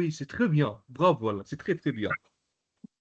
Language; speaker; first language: French; non-native, local second language; Arabic